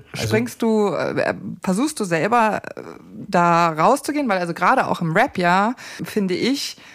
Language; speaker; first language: German; native; German